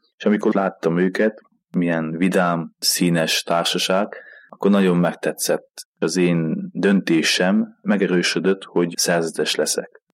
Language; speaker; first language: Hungarian; native; Hungarian